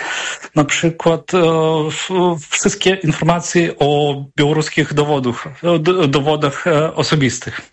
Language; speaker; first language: Polish; non-native, fluent; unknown